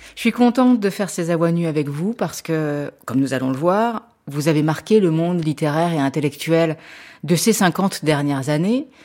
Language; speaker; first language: French; native; French